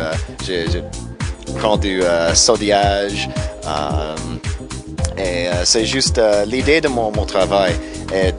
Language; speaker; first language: French; non-native, learner; English